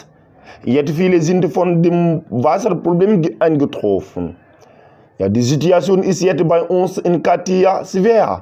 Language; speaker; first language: German; non-native, learner; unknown